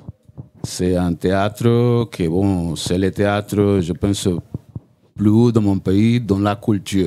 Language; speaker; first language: French; non-native, learner; Spanish